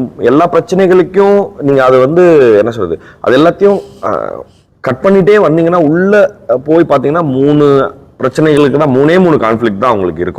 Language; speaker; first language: Tamil; native; Tamil